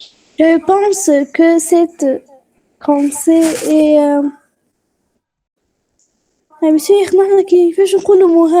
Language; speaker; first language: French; non-native, local second language; Arabic